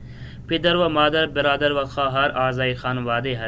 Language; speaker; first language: Persian; non-native, fluent; Urdu